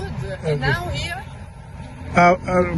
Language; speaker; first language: English; non-native, learner; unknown